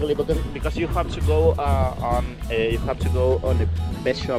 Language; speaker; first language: English; non-native, learner; Spanish